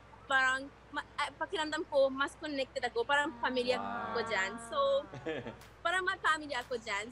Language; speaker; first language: Filipino; non-native, learner; Arabic